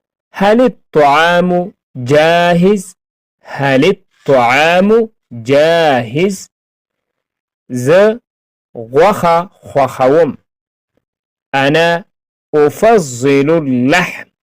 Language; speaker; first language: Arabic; non-native, fluent; Pashto